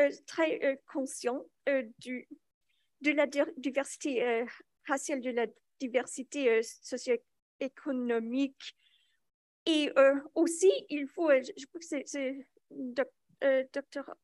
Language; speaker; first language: French; non-native, local second language; English